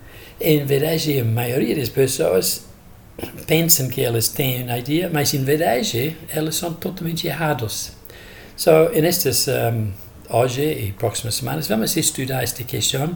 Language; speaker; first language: Portuguese; non-native, fluent; English